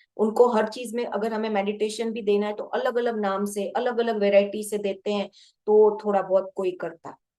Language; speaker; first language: Hindi; non-native, local second language; Gujarati